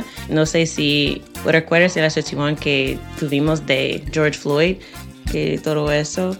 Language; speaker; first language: Spanish; non-native, fluent; English